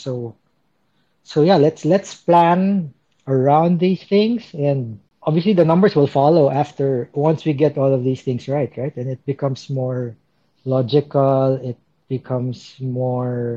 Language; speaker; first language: English; non-native, local second language; Filipino